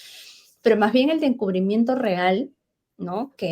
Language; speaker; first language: Spanish; native; Spanish